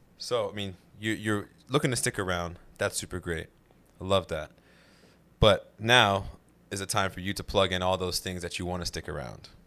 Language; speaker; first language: English; native; English